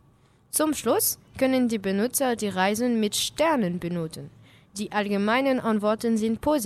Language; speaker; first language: German; non-native, learner; French